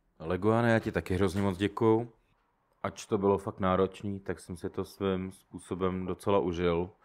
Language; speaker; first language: Czech; native; Czech